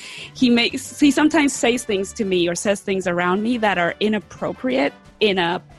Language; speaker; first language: English; early bilingual, other home language; Spanish